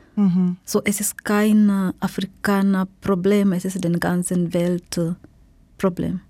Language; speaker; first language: German; non-native, fluent; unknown